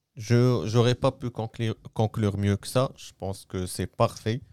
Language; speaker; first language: French; non-native, local second language; Arabic